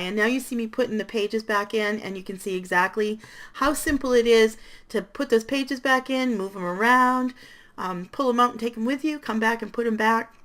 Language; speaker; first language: English; native; English